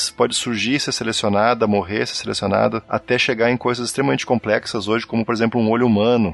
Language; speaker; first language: Portuguese; native; Portuguese